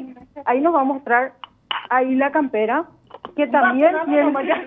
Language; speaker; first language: Spanish; native; Spanish